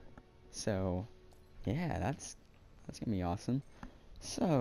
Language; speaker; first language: English; native; English